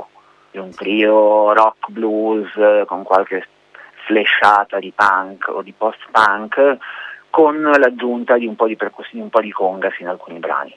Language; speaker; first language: Italian; native; Italian